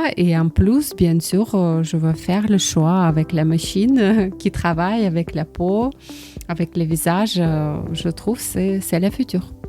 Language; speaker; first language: French; non-native, learner; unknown